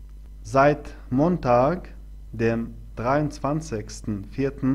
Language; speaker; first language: German; non-native, fluent; Arabic